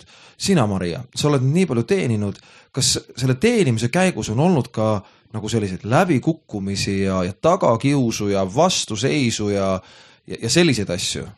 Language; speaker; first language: Estonian; native; Estonian